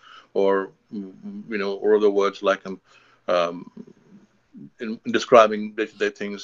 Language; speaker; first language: English; non-native, local second language; Hindi